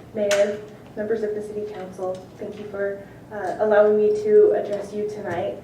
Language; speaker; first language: English; native; English